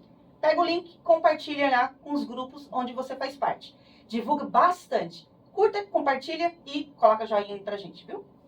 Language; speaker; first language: Portuguese; native; Portuguese